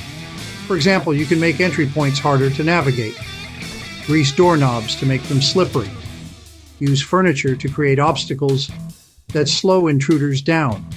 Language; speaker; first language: English; native; English